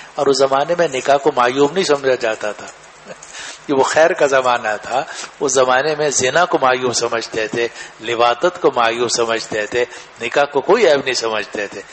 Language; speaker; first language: Urdu; native; Urdu